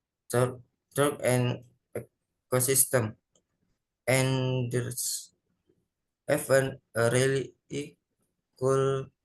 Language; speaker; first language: English; non-native, learner; Indonesian